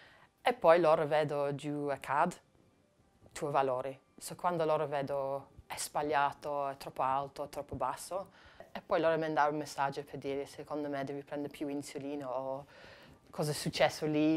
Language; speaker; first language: Italian; non-native, learner; English